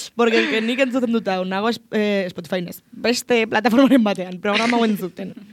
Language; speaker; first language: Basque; non-native, local second language; Spanish